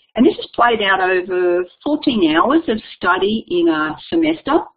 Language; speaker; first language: English; native; English